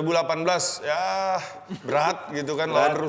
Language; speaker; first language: Indonesian; native; Indonesian